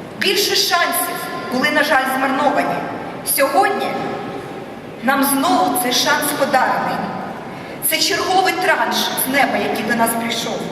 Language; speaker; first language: Ukrainian; non-native, local second language; Russian